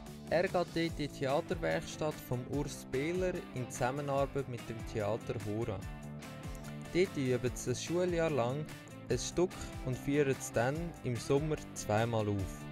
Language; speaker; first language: German; native; German